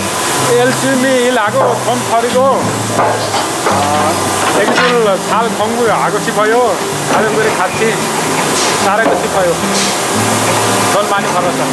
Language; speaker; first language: Korean; non-native, learner; Nepali